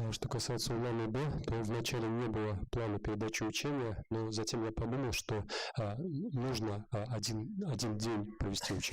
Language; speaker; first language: Russian; native; Russian